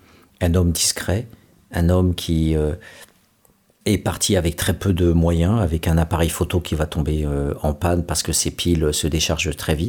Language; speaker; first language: French; native; French